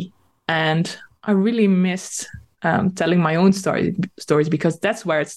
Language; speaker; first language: English; non-native, fluent; Dutch